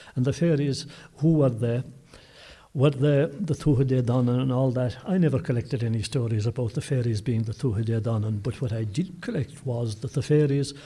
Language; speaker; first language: English; native; English